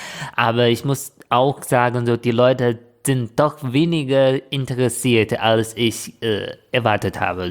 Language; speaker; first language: German; non-native, fluent; Chinese